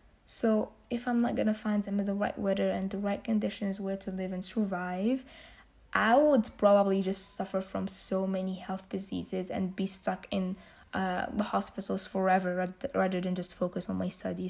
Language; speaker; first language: English; non-native, fluent; Arabic